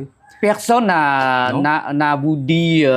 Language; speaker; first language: French; non-native, fluent; Khmer